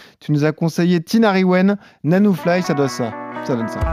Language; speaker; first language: French; native; French